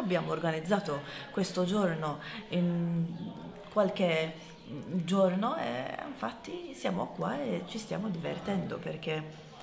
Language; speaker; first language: Italian; non-native, fluent; Maltese